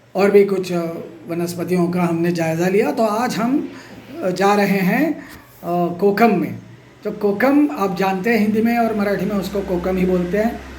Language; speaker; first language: Hindi; non-native, local second language; Marathi